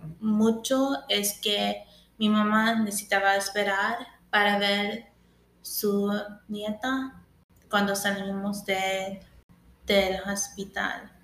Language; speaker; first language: Spanish; early bilingual, heritage; English